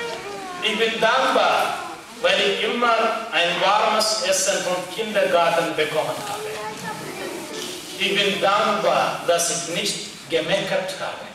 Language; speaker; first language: German; non-native, learner; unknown